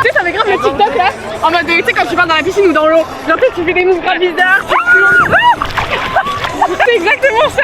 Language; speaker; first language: French; native; French